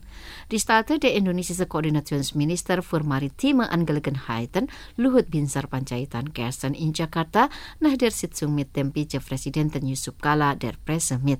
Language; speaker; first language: German; non-native, fluent; Indonesian